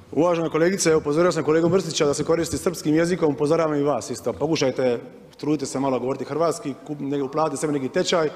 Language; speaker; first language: Croatian; native; Croatian